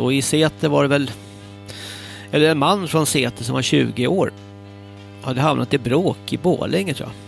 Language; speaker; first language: Swedish; native; Swedish